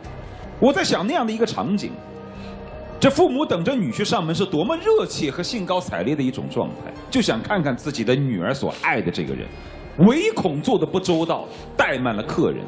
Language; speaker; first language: Chinese; native; Chinese